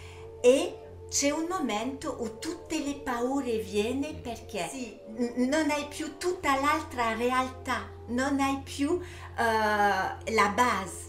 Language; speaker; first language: Italian; early bilingual, heritage; French